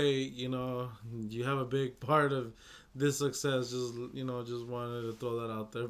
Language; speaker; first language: English; early bilingual, other home language; Spanish